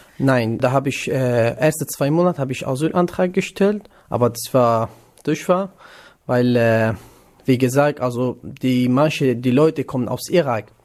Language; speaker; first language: German; non-native, learner; Kurdish